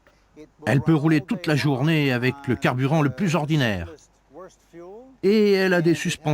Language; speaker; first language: French; native; French